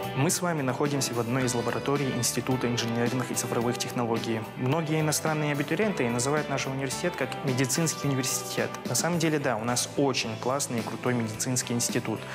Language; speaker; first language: Russian; non-native, fluent; Arabic